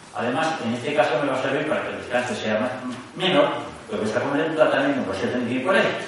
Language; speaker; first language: Spanish; native; Spanish